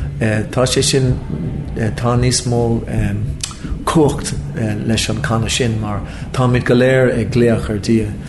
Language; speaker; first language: Irish; non-native, local second language; English